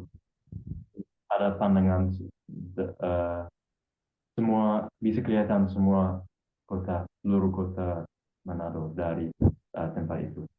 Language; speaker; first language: Indonesian; non-native, fluent; English